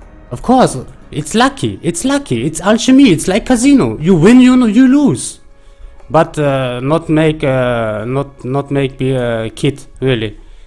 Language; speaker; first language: English; non-native, learner; German